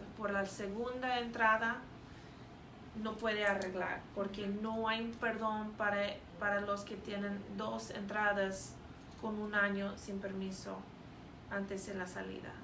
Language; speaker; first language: Spanish; non-native, fluent; English